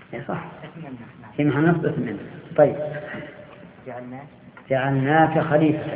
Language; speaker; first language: Arabic; native; Arabic